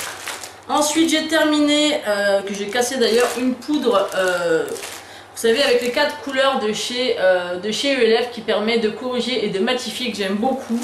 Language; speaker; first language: French; native; French